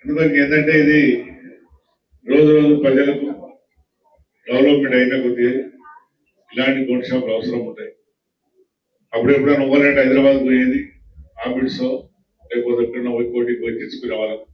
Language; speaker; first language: Telugu; native; Telugu